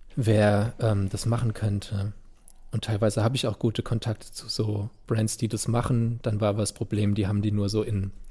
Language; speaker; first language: German; native; German